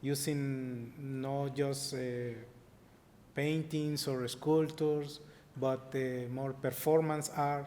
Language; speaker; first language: English; non-native, learner; Spanish